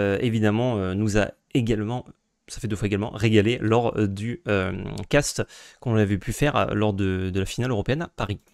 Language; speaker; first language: French; native; French